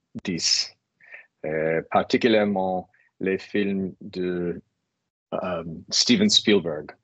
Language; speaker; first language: French; non-native, learner; English